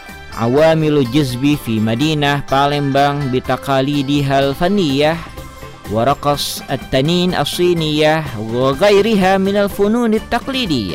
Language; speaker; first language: Arabic; non-native, fluent; Indonesian